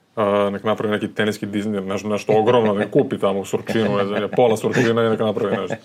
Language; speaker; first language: Serbian; native; Serbian